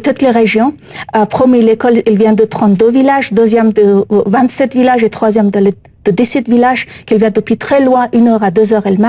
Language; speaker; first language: French; non-native, learner; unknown